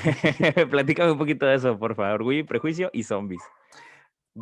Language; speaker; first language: Spanish; native; Spanish